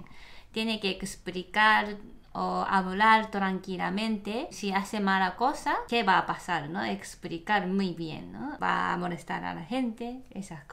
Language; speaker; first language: Spanish; non-native, learner; Japanese